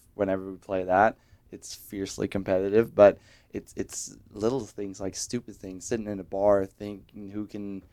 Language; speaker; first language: English; non-native, fluent; Danish